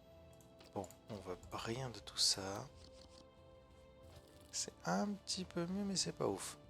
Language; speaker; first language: French; native; French